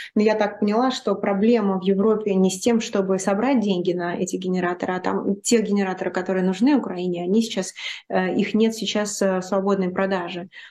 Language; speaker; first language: Russian; native; Russian